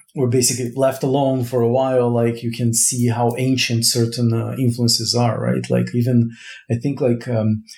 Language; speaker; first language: English; non-native, fluent; Portuguese